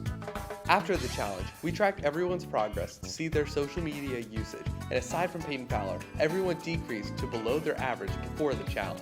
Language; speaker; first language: English; native; English